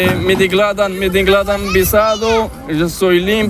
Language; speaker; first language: Spanish; non-native, learner; Arabic